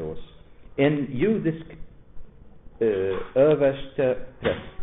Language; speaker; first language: Swedish; non-native, fluent; Arabic